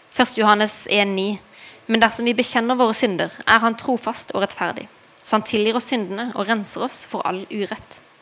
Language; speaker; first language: Norwegian; early bilingual, heritage; Norwegian